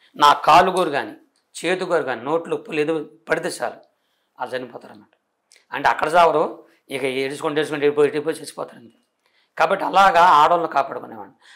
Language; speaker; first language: Telugu; non-native, local second language; Koya